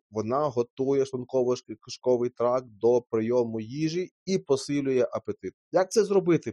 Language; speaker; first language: Ukrainian; native; Ukrainian